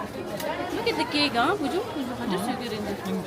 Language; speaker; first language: English; non-native, local second language; Tibetan